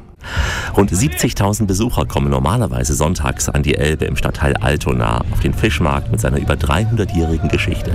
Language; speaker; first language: German; native; German